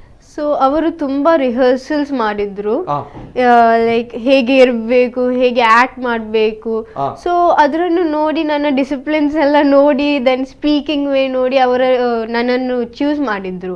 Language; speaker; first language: Kannada; non-native, local second language; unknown